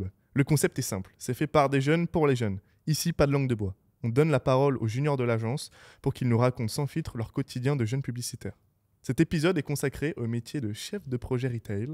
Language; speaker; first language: French; native; French